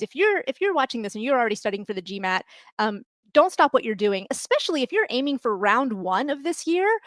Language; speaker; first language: English; native; English